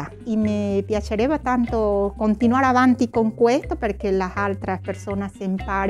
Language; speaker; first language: Italian; non-native, learner; Spanish